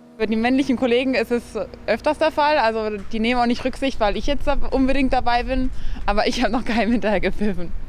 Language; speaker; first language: German; native; German